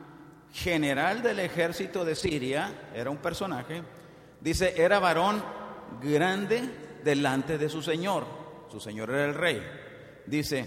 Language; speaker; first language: Spanish; native; Spanish